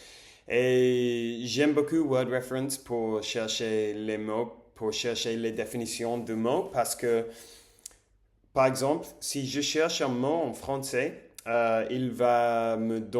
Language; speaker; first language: French; non-native, learner; English